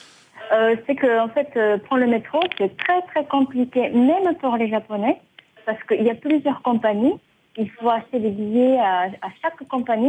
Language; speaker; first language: French; non-native, fluent; Japanese